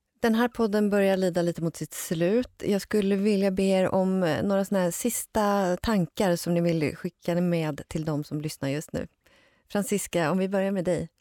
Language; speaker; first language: Swedish; native; Swedish